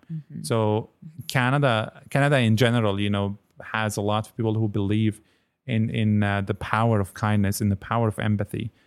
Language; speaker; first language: English; non-native, fluent; Arabic